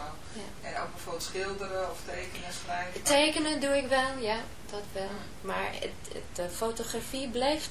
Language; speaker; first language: Dutch; non-native, fluent; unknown